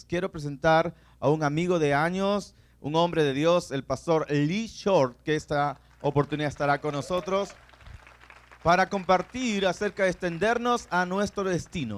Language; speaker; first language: Spanish; native; Spanish